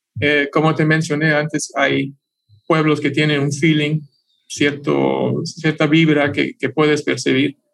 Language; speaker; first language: Spanish; non-native, fluent; English